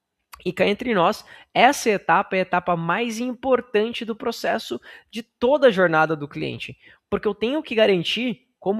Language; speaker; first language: Portuguese; native; Portuguese